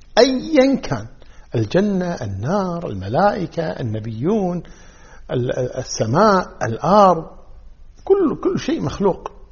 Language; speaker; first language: Arabic; native; Arabic